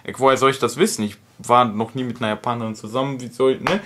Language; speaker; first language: German; native; German